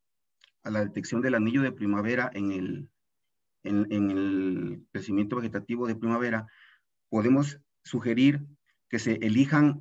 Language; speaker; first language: Spanish; native; Spanish